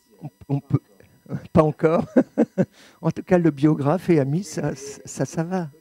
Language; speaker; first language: French; native; French